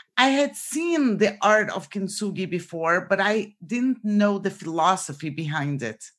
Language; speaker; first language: English; non-native, fluent; Portuguese